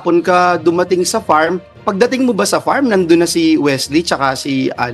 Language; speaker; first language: Filipino; native; Filipino